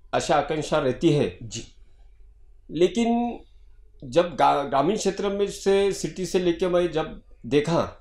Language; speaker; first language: Hindi; non-native, local second language; Marathi